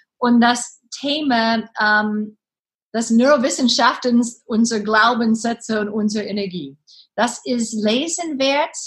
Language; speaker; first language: German; non-native, learner; English